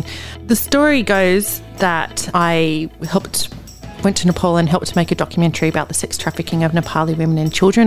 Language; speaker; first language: English; native; English